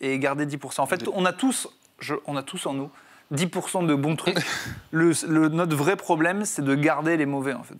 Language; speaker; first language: French; native; French